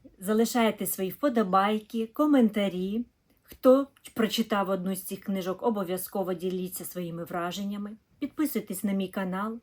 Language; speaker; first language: Ukrainian; non-native, local second language; Russian